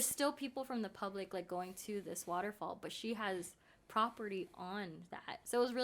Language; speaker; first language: English; native; English